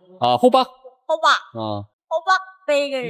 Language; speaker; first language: Korean; non-native, learner; Japanese